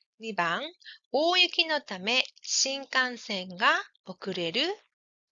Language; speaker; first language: Japanese; non-native, fluent; Korean